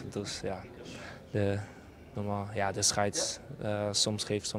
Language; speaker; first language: Dutch; non-native, fluent; Portuguese